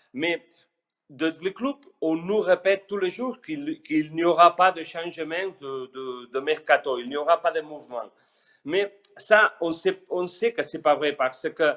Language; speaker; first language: French; non-native, fluent; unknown